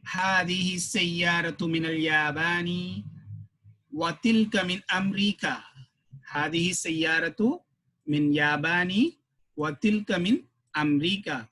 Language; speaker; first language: Arabic; non-native, fluent; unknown